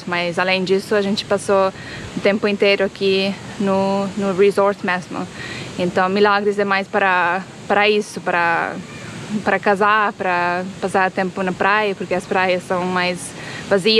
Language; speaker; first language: Portuguese; non-native, fluent; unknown